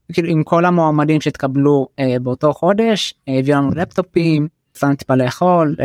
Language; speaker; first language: Hebrew; early bilingual, other home language; Amharic